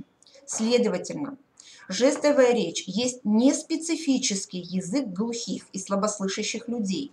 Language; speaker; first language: Russian; native; Russian